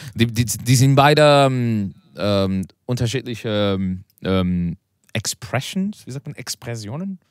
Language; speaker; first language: German; non-native, learner; Spanish